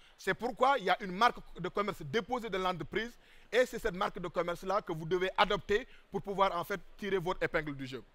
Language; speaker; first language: French; non-native, local second language; Wolof